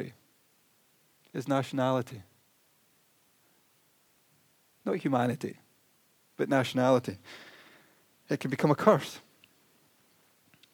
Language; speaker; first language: English; native; English